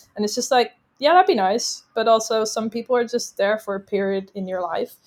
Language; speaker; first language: English; non-native, fluent; Dutch